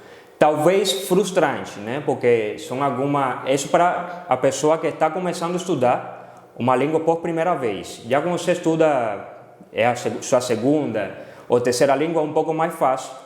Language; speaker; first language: Portuguese; non-native, fluent; Spanish